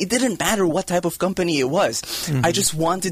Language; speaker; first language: English; non-native, local second language; Filipino